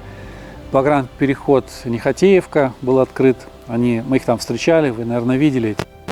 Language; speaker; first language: Russian; native; Russian